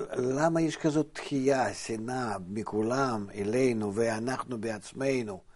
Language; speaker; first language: Hebrew; non-native, fluent; Russian